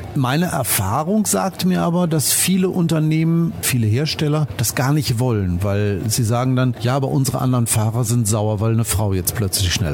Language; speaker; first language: German; native; German